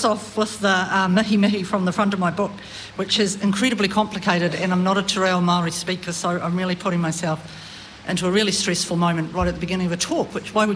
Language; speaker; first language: English; native; English